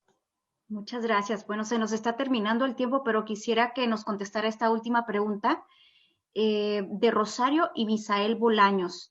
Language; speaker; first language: Spanish; native; Spanish